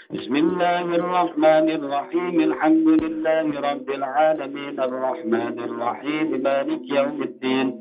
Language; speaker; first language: Arabic; non-native, fluent; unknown